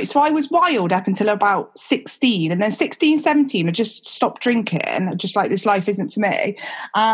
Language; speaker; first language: English; native; English